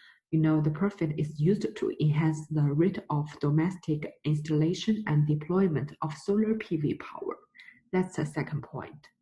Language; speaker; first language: English; non-native, fluent; Chinese